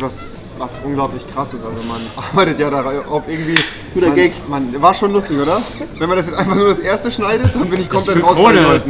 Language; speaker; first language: German; native; German